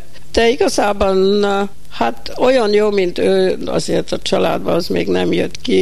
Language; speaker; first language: Hungarian; early bilingual, heritage; Hungarian